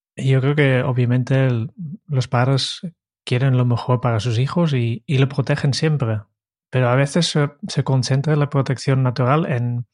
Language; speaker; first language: Spanish; non-native, fluent; Dutch